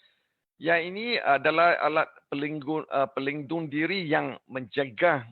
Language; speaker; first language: Indonesian; non-native, learner; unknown